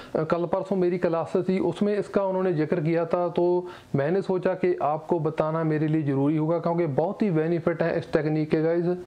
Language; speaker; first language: Hindi; non-native, local second language; Punjabi